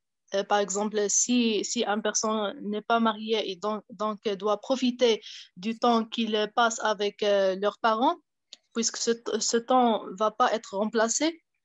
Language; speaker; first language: French; non-native, fluent; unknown